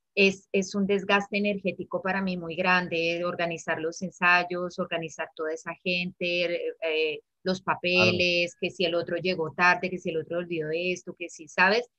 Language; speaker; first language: Spanish; early bilingual, heritage; Italian